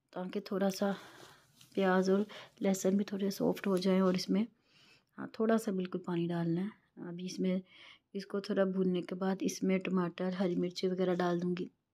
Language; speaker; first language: Urdu; non-native, local second language; Punjabi